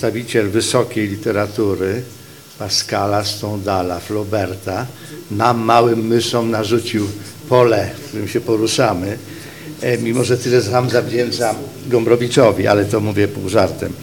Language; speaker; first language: Polish; native; Polish